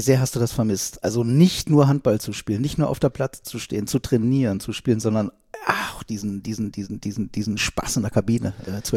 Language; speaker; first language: German; native; German